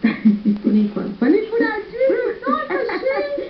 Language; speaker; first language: Portuguese; native; Portuguese